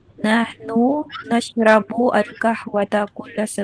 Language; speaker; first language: Arabic; non-native, learner; Filipino